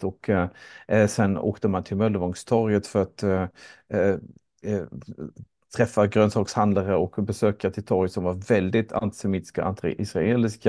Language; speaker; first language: Swedish; native; Swedish